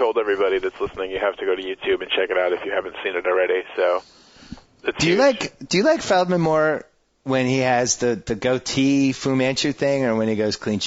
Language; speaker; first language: English; native; English